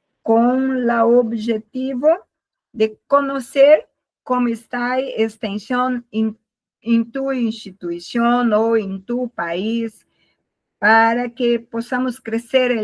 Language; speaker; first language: Spanish; non-native, learner; Portuguese